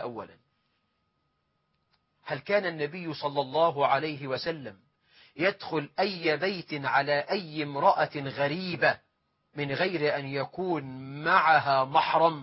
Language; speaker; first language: Arabic; native; Arabic